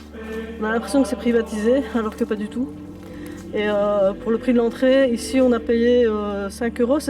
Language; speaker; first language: French; native; French